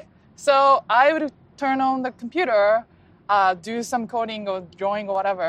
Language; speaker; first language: English; non-native, fluent; Japanese